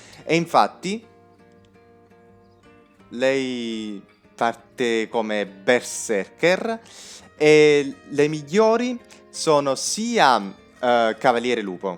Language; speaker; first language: Italian; native; Italian